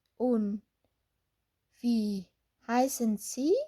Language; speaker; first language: German; non-native, fluent; Thai